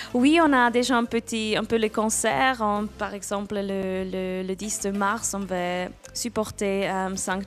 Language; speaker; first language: French; non-native, local second language; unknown